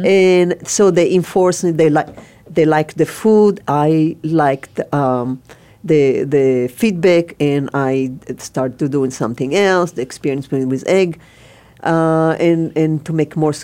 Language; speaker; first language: English; non-native, learner; Hebrew